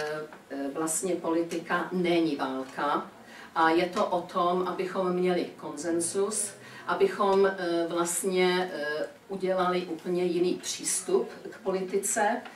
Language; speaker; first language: Czech; early bilingual, heritage; Czech